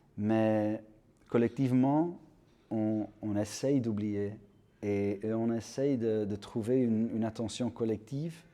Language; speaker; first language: French; non-native, local second language; Dutch